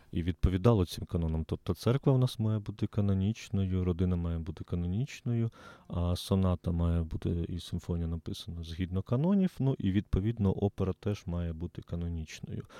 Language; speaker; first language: Ukrainian; native; Ukrainian